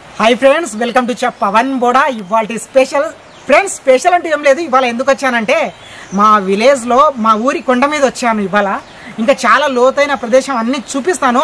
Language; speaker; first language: Telugu; non-native, local second language; Lambadi